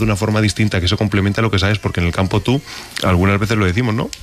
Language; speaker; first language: Spanish; native; Spanish